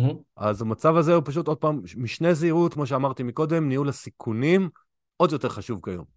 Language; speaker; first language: Hebrew; native; Hebrew